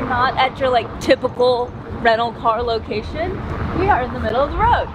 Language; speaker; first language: English; early bilingual, other home language; Japanese